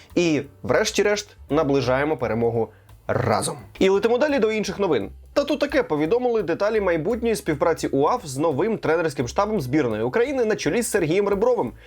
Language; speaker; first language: Ukrainian; native; Ukrainian